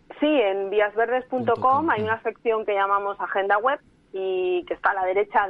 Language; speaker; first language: Spanish; native; Spanish